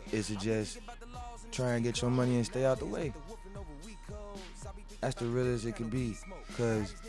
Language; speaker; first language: English; native; English